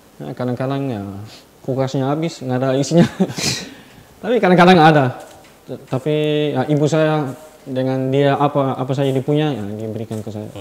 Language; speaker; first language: Indonesian; non-native, fluent; Dutch